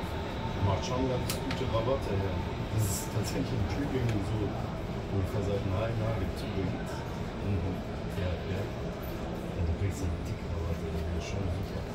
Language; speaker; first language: German; native; German